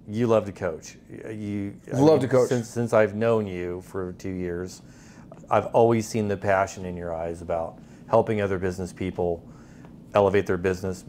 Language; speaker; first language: English; native; English